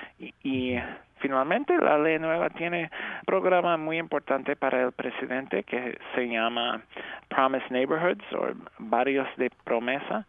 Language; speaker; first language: Spanish; non-native, fluent; English